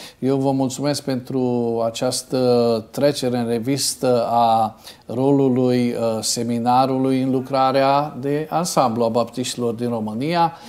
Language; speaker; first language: Romanian; native; Romanian